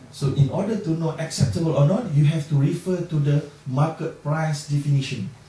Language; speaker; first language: English; non-native, local second language; Malay